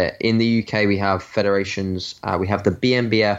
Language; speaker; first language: English; native; English